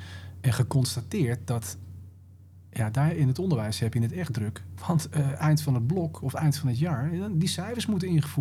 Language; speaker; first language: Dutch; native; Dutch